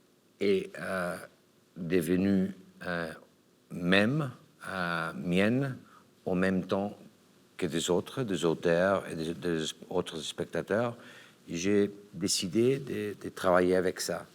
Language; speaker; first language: French; non-native, learner; Catalan